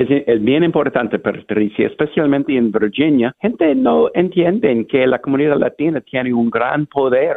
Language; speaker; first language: Spanish; non-native, fluent; English